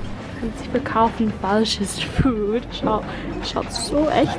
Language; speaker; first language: German; non-native, learner; English